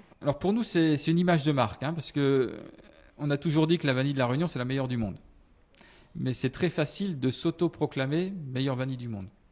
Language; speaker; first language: French; native; French